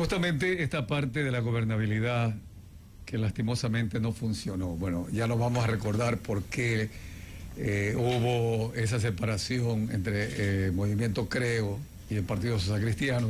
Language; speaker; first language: Spanish; native; Spanish